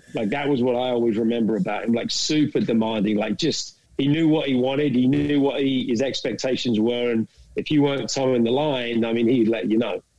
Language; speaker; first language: English; native; English